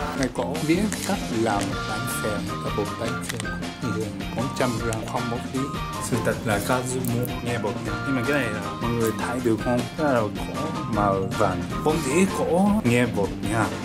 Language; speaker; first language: Vietnamese; non-native, learner; Japanese